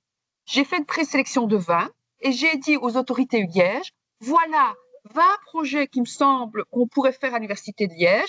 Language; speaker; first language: French; native; French